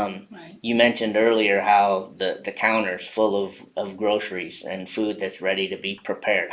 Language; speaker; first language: English; native; English